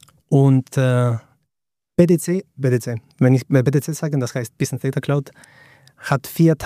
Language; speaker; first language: German; non-native, fluent; Greek